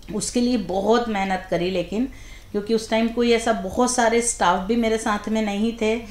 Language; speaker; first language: Hindi; native; Hindi